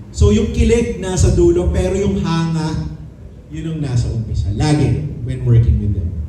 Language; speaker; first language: Filipino; native; Filipino